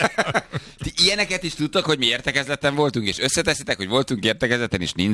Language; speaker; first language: Hungarian; native; Hungarian